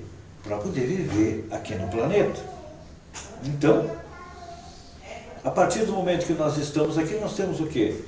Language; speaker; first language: Portuguese; native; Portuguese